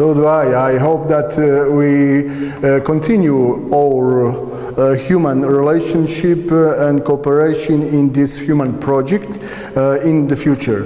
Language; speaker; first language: English; non-native, learner; Bosnian